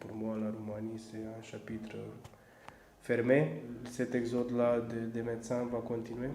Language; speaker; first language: French; non-native, fluent; Romanian